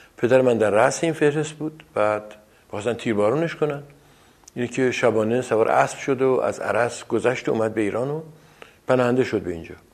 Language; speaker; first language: Persian; non-native, local second language; Azerbaijani